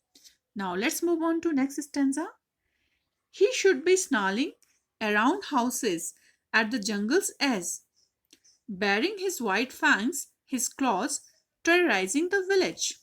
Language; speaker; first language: English; non-native, local second language; Hindi